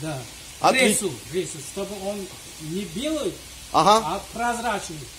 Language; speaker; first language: Russian; non-native, learner; Tajik